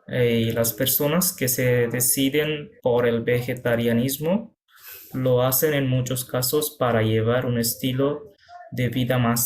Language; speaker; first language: Spanish; non-native, fluent; Bangla